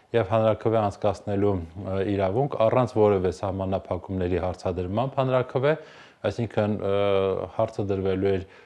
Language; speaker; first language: Armenian; native; Armenian